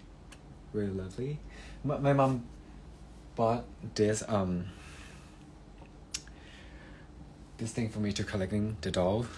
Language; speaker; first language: English; non-native, learner; Thai